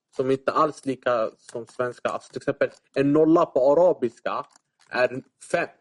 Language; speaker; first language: Swedish; early bilingual, other home language; Arabic